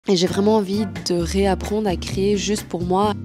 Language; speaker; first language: French; native; French